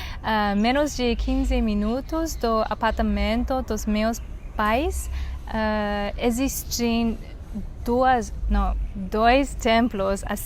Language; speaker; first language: Portuguese; non-native, learner; Chinese